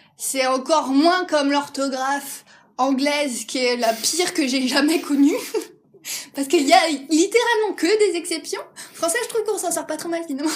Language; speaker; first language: French; native; French